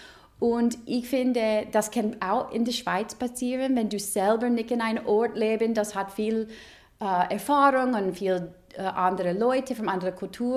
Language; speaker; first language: German; non-native, fluent; English